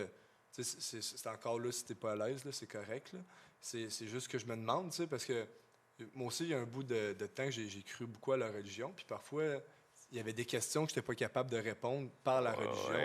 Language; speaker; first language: French; native; French